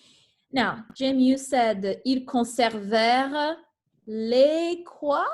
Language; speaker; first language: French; non-native, fluent; English